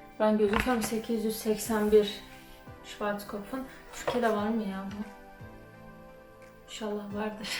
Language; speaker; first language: Turkish; early bilingual, other home language; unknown